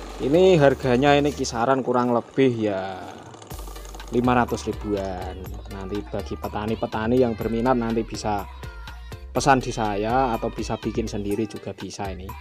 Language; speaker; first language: Indonesian; non-native, local second language; Javanese